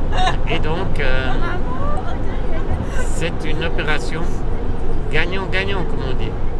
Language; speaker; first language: French; native; French